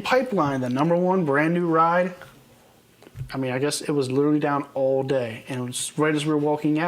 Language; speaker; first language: English; native; English